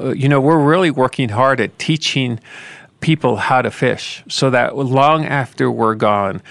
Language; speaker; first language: English; native; English